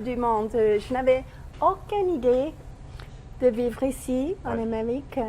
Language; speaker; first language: French; non-native, learner; English